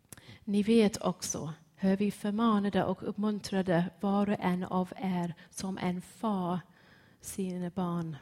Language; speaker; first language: Swedish; non-native, fluent; English